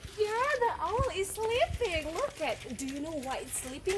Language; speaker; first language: English; non-native, learner; Indonesian